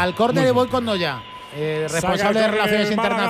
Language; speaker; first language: Spanish; native; Spanish